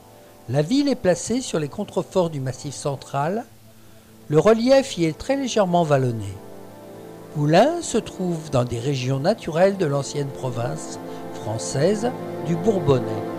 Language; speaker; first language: French; native; French